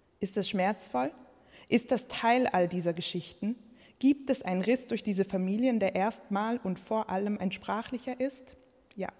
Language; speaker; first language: German; early bilingual, other home language; Croatian